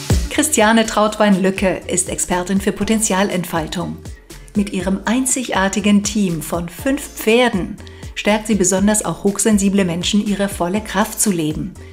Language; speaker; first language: German; native; German